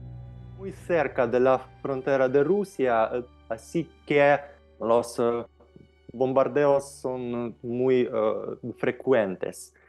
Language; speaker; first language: Spanish; non-native, fluent; Ukrainian